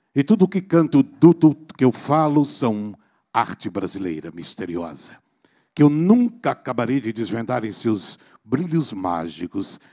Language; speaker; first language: Portuguese; native; Portuguese